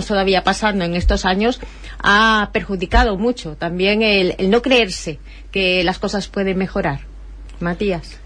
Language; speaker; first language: Spanish; native; Spanish